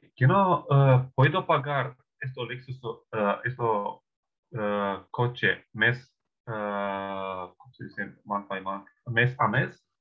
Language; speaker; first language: Spanish; non-native, learner; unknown